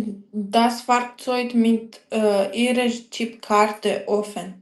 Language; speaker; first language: German; non-native, learner; Macedonian